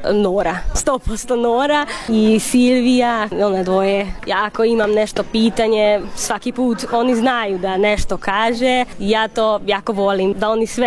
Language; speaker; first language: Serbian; non-native, local second language; Hungarian